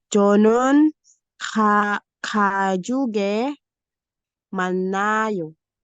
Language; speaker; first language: Korean; non-native, learner; Filipino